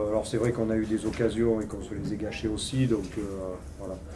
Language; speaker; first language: French; native; French